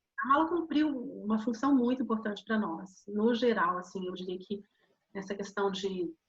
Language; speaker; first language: Portuguese; native; Portuguese